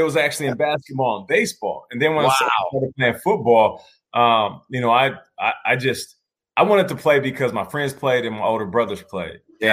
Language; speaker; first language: English; native; English